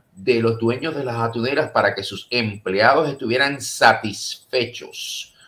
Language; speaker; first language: Spanish; native; Spanish